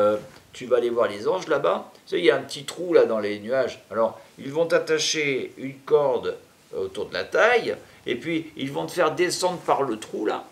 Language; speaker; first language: French; native; French